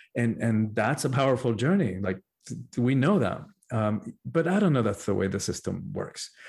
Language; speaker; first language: English; early bilingual, other home language; Spanish